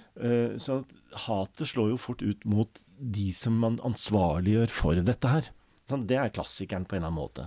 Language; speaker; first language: Norwegian; native; Norwegian